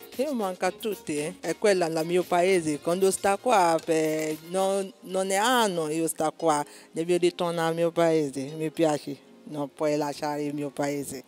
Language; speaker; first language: Italian; non-native, learner; Yoruba